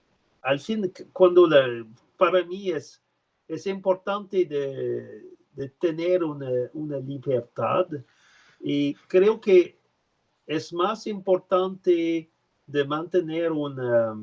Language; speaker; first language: Spanish; non-native, learner; French